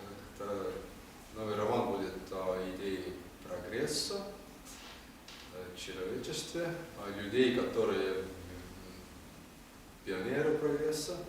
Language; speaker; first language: Russian; non-native, learner; Estonian